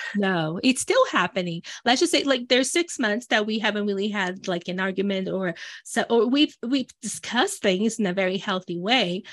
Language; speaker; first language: English; early bilingual, other home language; Portuguese